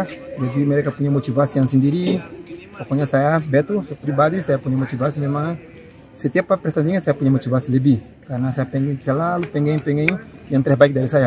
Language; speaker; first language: Indonesian; non-native, fluent; Portuguese